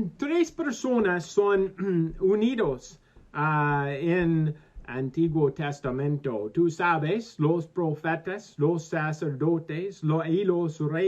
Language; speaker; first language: Spanish; non-native, learner; English